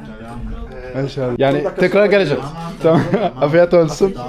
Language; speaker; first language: Turkish; non-native, learner; Arabic